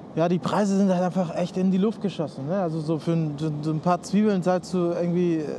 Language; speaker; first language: German; early bilingual, other home language; Spanish